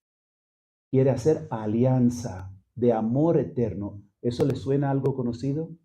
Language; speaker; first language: Spanish; native; Spanish